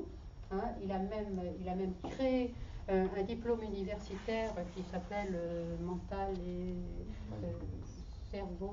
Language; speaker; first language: French; native; French